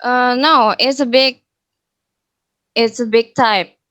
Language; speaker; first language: English; non-native, learner; Indonesian